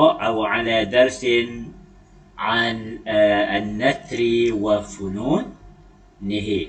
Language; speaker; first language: Arabic; non-native, fluent; Malay